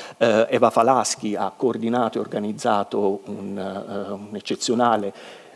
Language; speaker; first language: Italian; native; Italian